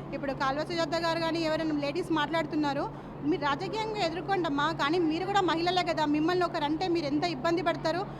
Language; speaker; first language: Telugu; native; Telugu